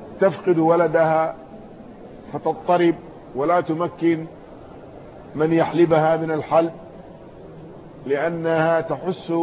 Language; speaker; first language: Arabic; native; Arabic